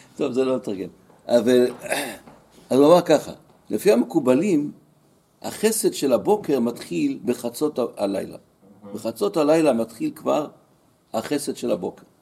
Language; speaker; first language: Hebrew; native; Hebrew